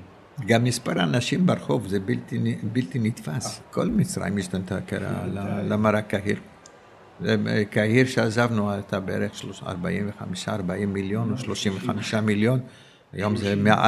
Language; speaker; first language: Hebrew; early bilingual, other home language; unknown